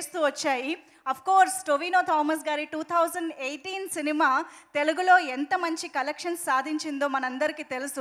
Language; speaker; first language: Telugu; native; Telugu